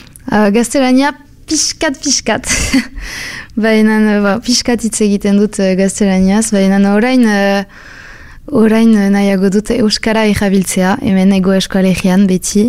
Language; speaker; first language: Basque; non-native, local second language; French